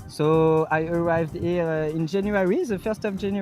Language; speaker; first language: English; non-native, fluent; French